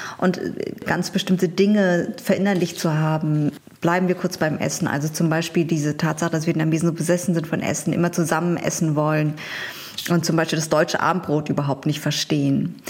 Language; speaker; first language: German; early bilingual, other home language; Vietnamese